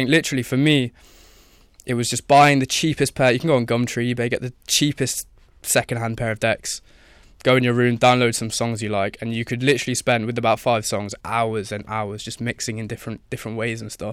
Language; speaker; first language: English; native; English